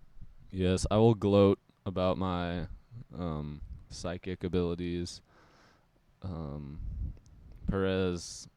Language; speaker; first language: English; native; English